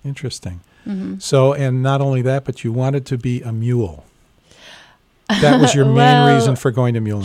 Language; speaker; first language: English; native; English